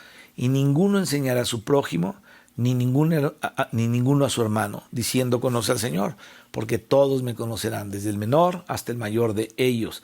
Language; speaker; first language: Spanish; native; Spanish